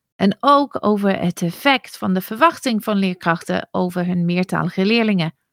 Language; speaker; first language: Dutch; non-native, fluent; English